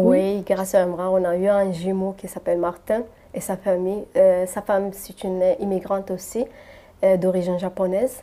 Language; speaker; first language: French; non-native, local second language; Arabic